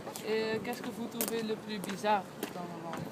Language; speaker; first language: French; non-native, learner; Dutch